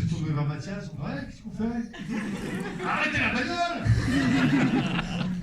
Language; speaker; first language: French; native; French